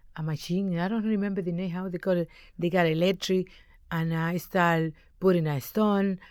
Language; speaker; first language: English; non-native, learner; Spanish